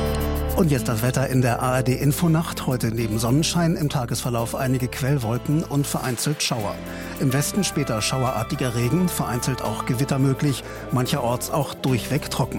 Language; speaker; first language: German; native; German